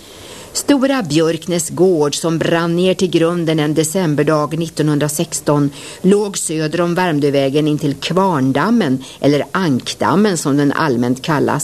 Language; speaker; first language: Swedish; native; Swedish